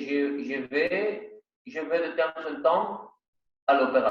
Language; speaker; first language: French; non-native, learner; Spanish